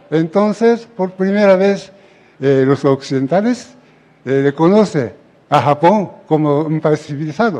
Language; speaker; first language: Spanish; non-native, fluent; Japanese